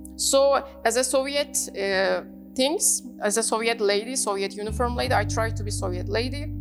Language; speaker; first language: English; non-native, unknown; Turkish